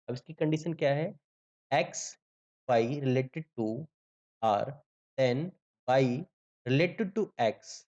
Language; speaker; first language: Hindi; native; Hindi